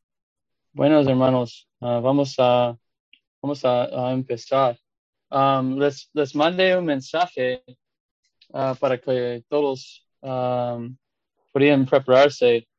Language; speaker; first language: Spanish; non-native, fluent; English